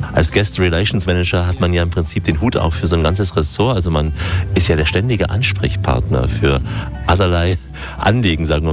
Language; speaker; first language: German; native; German